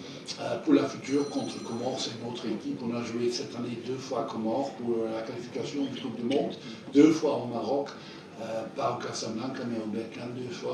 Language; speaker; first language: French; non-native, fluent; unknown